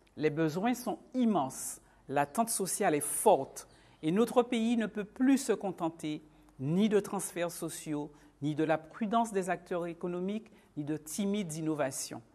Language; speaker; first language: French; native; French